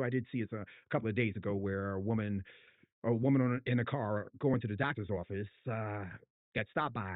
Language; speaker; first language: English; native; English